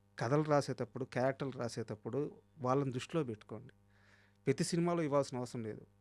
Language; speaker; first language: Telugu; native; Telugu